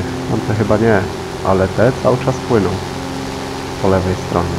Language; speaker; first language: Polish; native; Polish